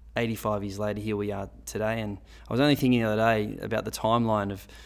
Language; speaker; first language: English; native; English